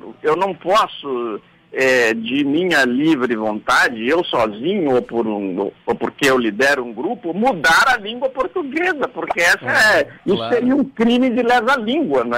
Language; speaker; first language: Portuguese; native; Portuguese